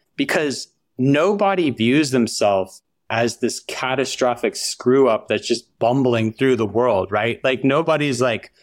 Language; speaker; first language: English; native; English